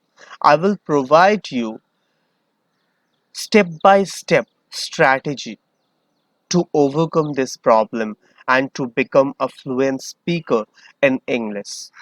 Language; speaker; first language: English; non-native, learner; Hindi